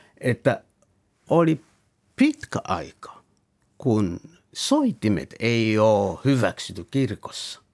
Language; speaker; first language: Finnish; non-native, fluent; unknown